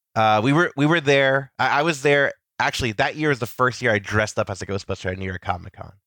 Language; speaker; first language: English; native; English